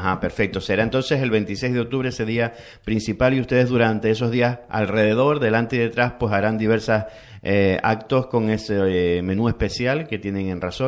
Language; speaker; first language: Spanish; native; Spanish